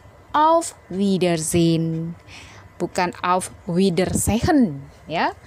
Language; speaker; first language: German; non-native, fluent; Indonesian